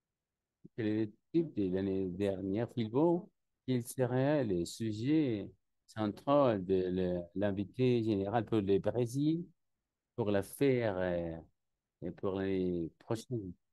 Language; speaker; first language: French; non-native, learner; Spanish